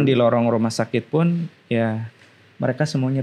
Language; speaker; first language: Indonesian; non-native, local second language; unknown